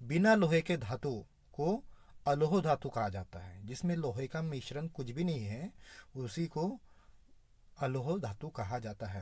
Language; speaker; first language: Hindi; non-native, local second language; Marathi